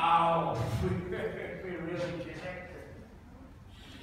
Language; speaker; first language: English; native; English